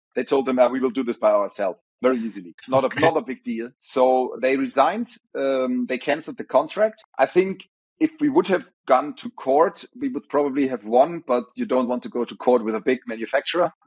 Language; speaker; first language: English; non-native, fluent; German